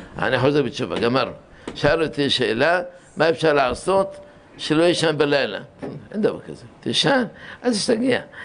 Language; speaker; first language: Hebrew; early bilingual, other home language; Arabic